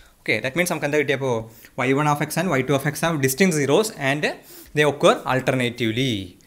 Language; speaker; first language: English; non-native, local second language; Malayalam